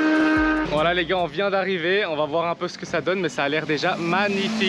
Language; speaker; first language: French; native; French